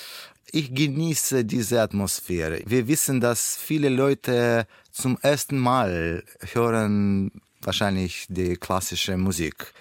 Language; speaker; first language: German; non-native, learner; Russian